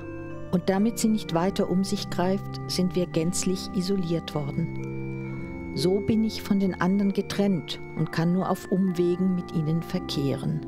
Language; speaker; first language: German; native; German